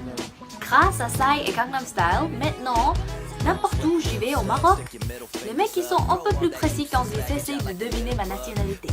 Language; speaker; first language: French; non-native, fluent; Korean